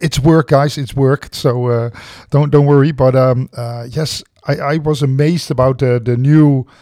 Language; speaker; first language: English; non-native, fluent; Dutch